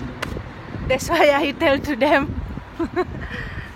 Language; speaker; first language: English; non-native, learner; Indonesian